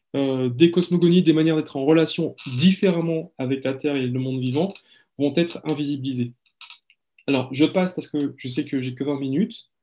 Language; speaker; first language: French; native; French